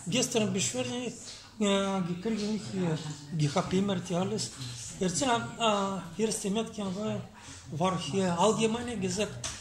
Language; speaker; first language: German; non-native, learner; Bulgarian